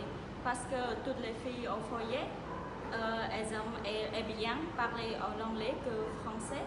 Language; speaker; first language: French; non-native, learner; Khmer